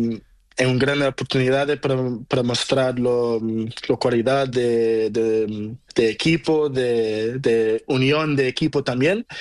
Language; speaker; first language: Spanish; non-native, learner; Portuguese